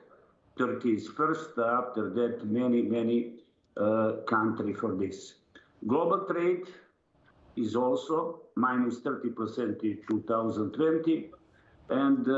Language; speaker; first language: English; non-native, learner; Serbian